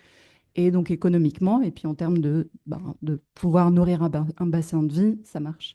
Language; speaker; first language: French; native; French